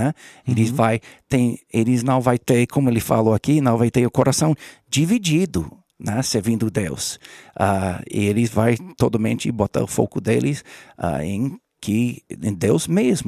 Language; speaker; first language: Portuguese; non-native, learner; English